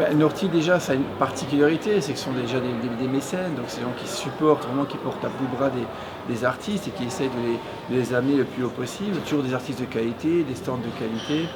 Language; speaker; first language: French; native; French